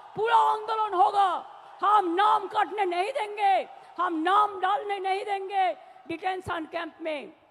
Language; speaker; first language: Hindi; non-native, local second language; Bangla